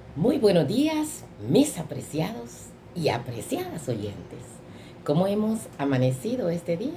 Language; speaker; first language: Spanish; native; Spanish